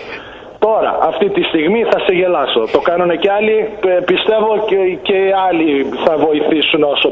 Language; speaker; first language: Greek; early bilingual, heritage; Greek